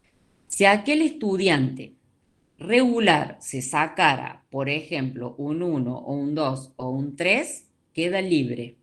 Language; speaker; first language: Spanish; native; Spanish